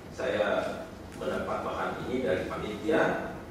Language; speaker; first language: Indonesian; native; Indonesian